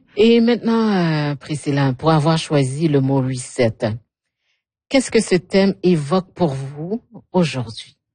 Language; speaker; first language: French; native; French